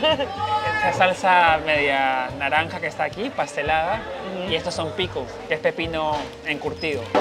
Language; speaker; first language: Spanish; native; Spanish